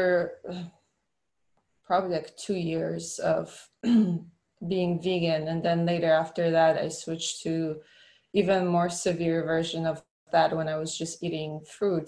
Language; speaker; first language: English; non-native, fluent; Polish